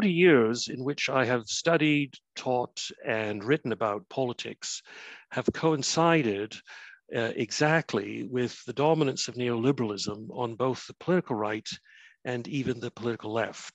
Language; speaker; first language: English; native; English